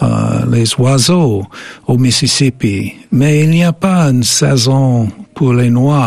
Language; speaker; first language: French; non-native, fluent; English